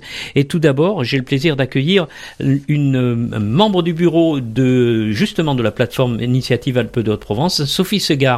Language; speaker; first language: French; native; French